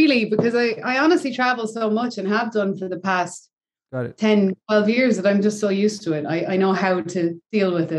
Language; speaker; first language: English; native; English